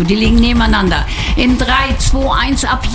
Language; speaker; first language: German; native; German